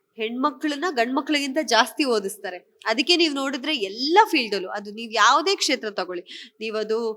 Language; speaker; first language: Kannada; non-native, local second language; Kodava